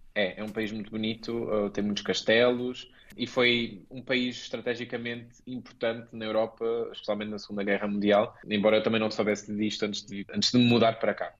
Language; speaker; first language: Portuguese; native; Portuguese